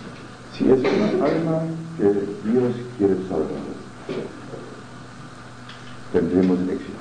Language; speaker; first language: Spanish; non-native, fluent; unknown